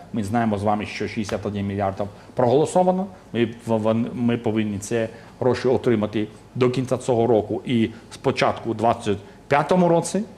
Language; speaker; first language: Ukrainian; non-native, local second language; Russian